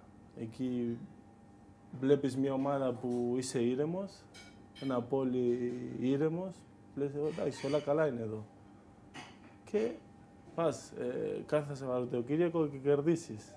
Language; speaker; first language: Greek; non-native, fluent; Spanish